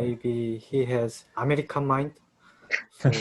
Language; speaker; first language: English; non-native, learner; Korean